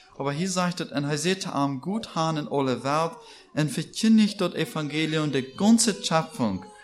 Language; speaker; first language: German; non-native, learner; Plautdietsch